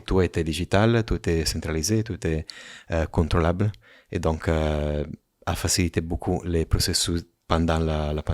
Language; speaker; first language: French; non-native, fluent; Italian